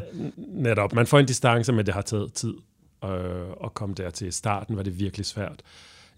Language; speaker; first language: Danish; non-native, fluent; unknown